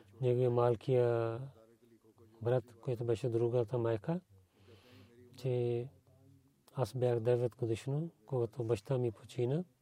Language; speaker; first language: Bulgarian; non-native, learner; Urdu